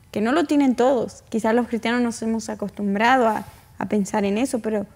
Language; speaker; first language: Spanish; native; Spanish